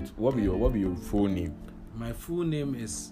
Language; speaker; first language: English; non-native, local second language; Akan